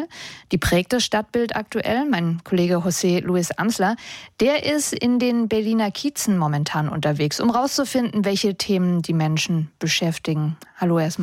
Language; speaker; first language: German; native; German